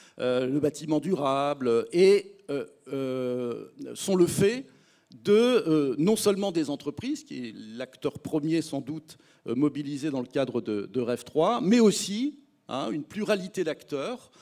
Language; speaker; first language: French; native; French